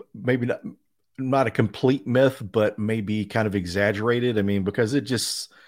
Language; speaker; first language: English; native; English